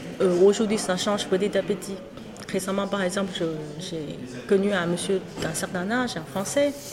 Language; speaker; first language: French; non-native, fluent; Chinese